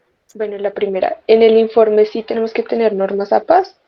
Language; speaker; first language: Spanish; native; Spanish